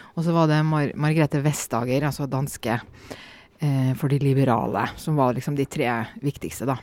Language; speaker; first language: Norwegian; native; Norwegian